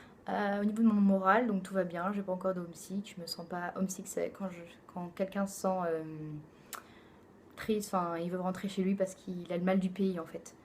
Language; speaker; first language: French; native; French